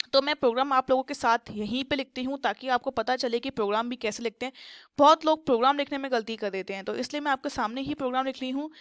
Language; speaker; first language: Hindi; native; Hindi